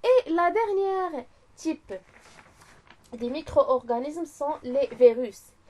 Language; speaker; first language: French; non-native, local second language; Arabic